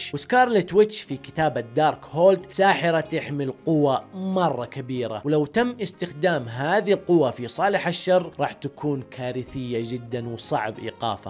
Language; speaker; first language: Arabic; native; Arabic